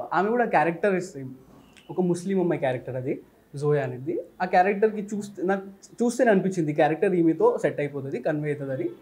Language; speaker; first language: Telugu; non-native, fluent; Marathi